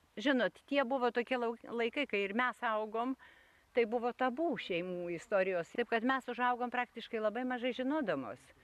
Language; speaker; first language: Lithuanian; native; Lithuanian